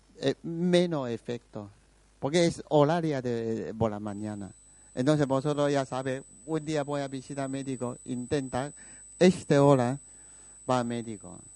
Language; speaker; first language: Spanish; non-native, learner; Chinese